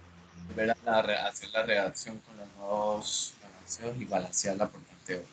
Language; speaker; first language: Spanish; native; Spanish